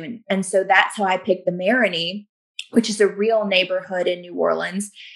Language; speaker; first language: English; native; English